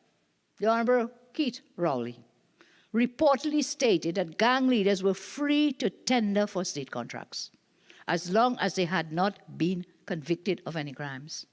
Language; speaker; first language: English; native; English